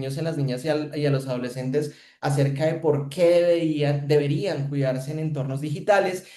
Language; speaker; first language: Spanish; native; Spanish